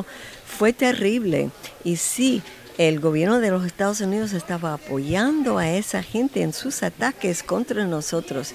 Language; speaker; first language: Spanish; non-native, fluent; English